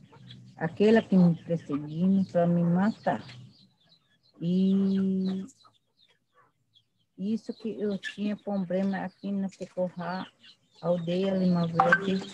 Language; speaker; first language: Portuguese; non-native, local second language; Guarani